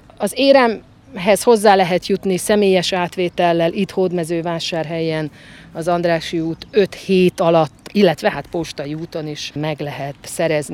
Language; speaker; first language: Hungarian; native; Hungarian